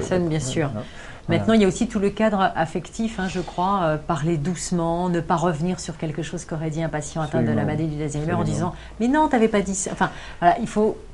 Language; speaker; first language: French; native; French